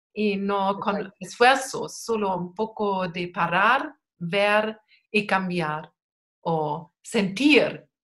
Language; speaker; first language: Spanish; non-native, learner; German